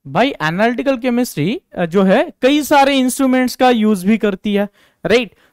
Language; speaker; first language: Hindi; non-native, local second language; Marathi